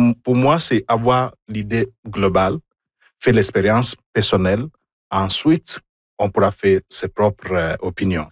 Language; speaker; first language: French; non-native, fluent; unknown